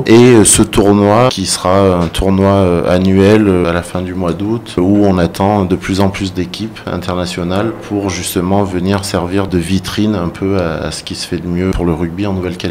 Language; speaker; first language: French; native; French